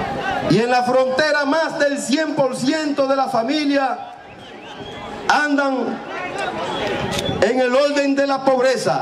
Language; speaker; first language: Spanish; native; Spanish